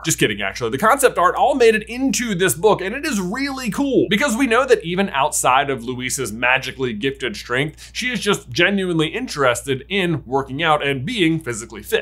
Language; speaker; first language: English; native; English